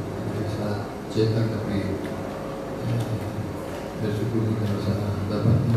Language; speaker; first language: Indonesian; non-native, learner; Spanish